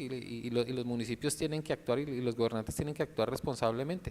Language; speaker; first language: Spanish; native; Spanish